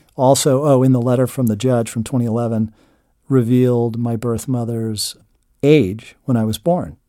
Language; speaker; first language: English; native; English